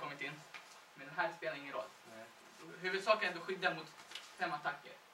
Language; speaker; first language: Swedish; non-native, fluent; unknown